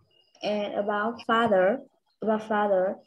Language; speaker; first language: English; non-native, learner; Vietnamese